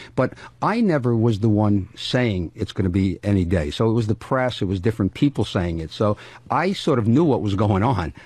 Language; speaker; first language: English; native; English